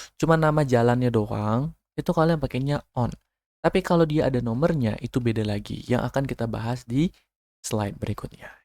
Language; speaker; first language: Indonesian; native; Indonesian